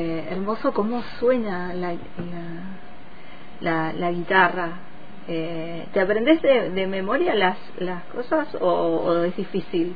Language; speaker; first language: Spanish; native; Spanish